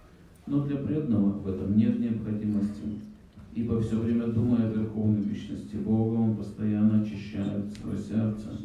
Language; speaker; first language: Russian; native; Russian